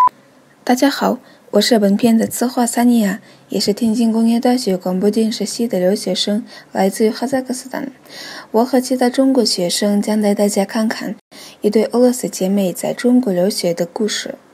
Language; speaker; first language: Chinese; non-native, fluent; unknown